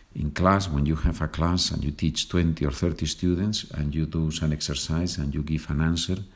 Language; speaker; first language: English; non-native, fluent; Spanish